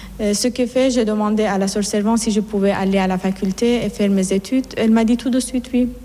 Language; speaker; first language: French; non-native, fluent; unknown